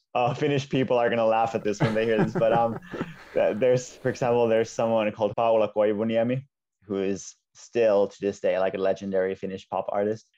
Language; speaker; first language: English; non-native, fluent; Finnish